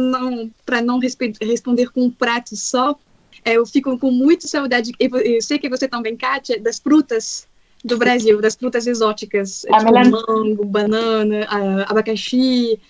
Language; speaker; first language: Portuguese; non-native, fluent; French